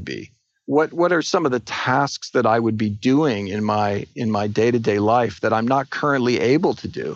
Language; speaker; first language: English; native; English